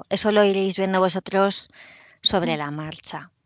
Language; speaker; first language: Spanish; native; Spanish